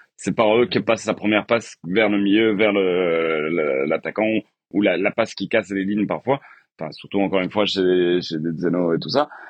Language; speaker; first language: French; native; French